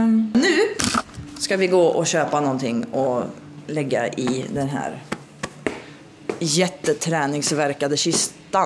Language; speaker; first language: Swedish; native; Swedish